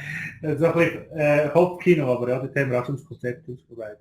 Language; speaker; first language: German; native; German